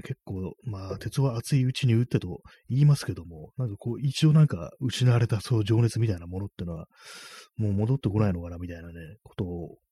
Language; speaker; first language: Japanese; native; Japanese